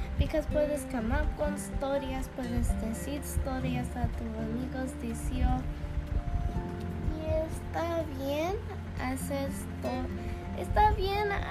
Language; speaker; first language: Spanish; early bilingual, heritage; English